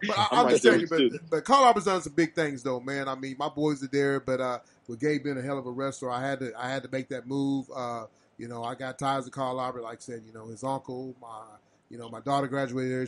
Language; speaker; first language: English; native; English